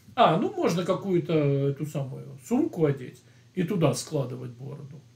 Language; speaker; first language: Russian; native; Russian